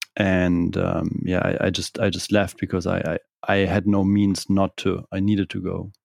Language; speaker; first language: English; non-native, fluent; German